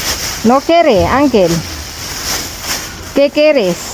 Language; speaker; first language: Spanish; non-native, learner; Filipino